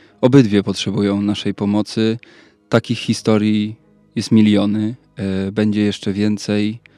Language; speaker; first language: Polish; native; Polish